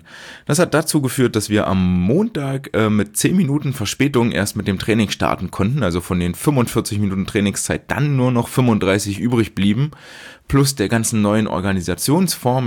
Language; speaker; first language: German; native; German